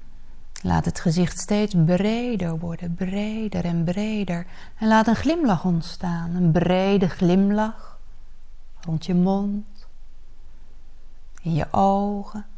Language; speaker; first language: Dutch; native; Dutch